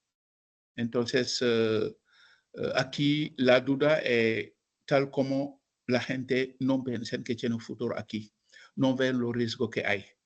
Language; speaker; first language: Spanish; non-native, fluent; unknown